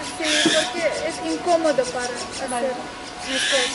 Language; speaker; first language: Spanish; non-native, learner; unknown